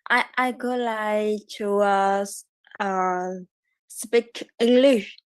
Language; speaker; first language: English; non-native, learner; Vietnamese